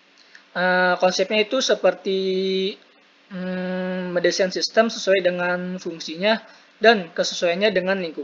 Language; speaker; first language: Indonesian; native; Indonesian